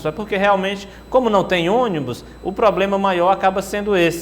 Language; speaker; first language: Portuguese; native; Portuguese